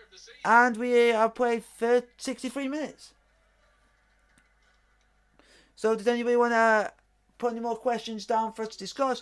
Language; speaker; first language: English; native; English